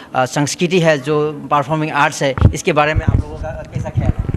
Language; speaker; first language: Hindi; non-native, local second language; Assamese